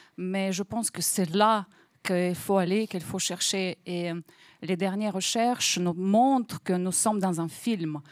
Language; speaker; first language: French; non-native, fluent; Russian